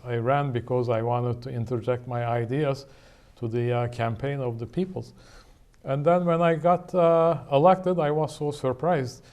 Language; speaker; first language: English; non-native, fluent; Turkish